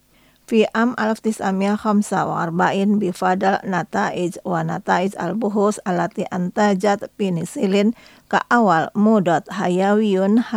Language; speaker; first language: Arabic; non-native, fluent; Indonesian